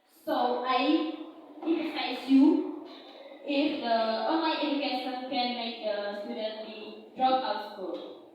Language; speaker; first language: English; non-native, learner; Indonesian